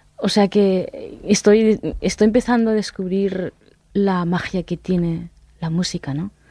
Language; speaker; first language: Spanish; non-native, fluent; Japanese